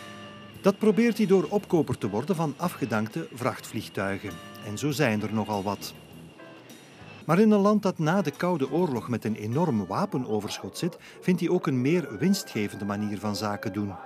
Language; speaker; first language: Dutch; native; Dutch